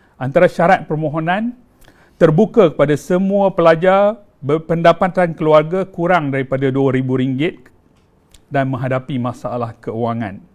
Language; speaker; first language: Malay; native; Malay